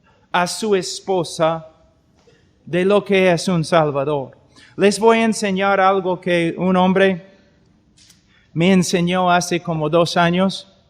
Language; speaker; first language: Spanish; non-native, fluent; English